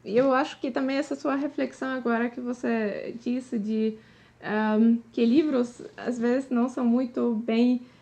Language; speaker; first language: Portuguese; non-native, fluent; Polish